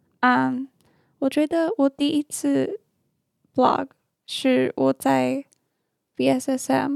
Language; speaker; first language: Chinese; non-native, learner; English